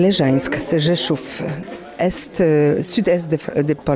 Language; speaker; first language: French; non-native, learner; Polish